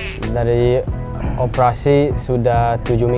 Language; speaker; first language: Indonesian; early bilingual, heritage; English